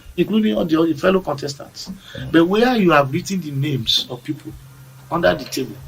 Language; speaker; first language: English; non-native, local second language; Yoruba